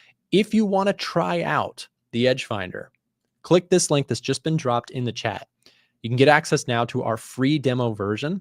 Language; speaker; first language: English; native; English